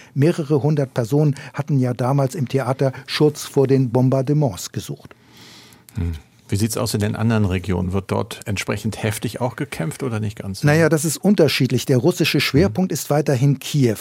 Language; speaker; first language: German; native; German